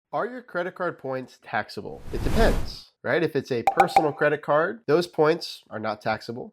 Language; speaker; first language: English; native; English